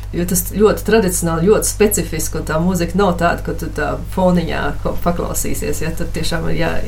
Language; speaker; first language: Latvian; early bilingual, other home language; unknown